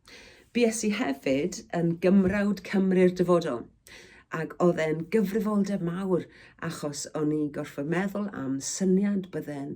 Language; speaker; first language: Welsh; native; Welsh